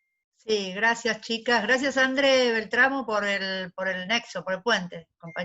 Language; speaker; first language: Spanish; native; Spanish